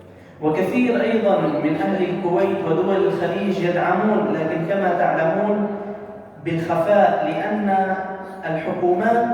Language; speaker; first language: Arabic; native; Arabic